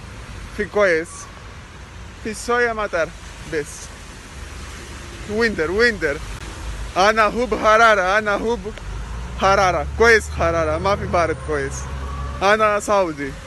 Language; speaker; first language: Arabic; non-native, learner; Greek